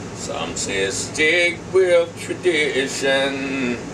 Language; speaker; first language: English; native; English